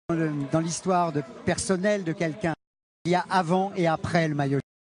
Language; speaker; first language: French; native; French